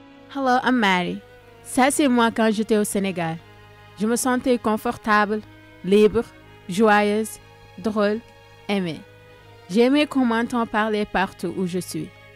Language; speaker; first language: French; non-native, local second language; Wolof